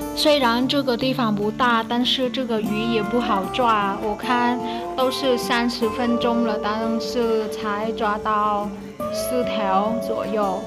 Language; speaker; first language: Chinese; non-native, fluent; Vietnamese